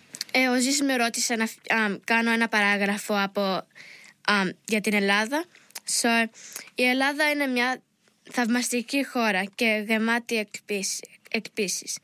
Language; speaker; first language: Greek; early bilingual, heritage; Greek